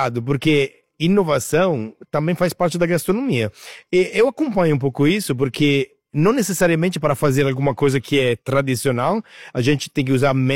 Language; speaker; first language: Portuguese; non-native, fluent; Italian